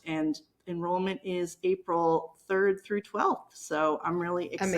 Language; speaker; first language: English; native; English